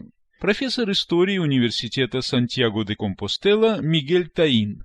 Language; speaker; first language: Russian; native; Russian